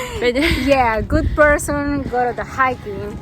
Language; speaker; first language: English; non-native, learner; Spanish